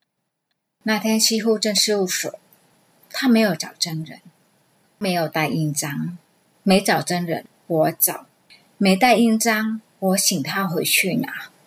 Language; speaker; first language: Chinese; non-native, fluent; Vietnamese